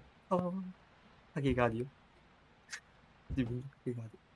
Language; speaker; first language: Japanese; native; Japanese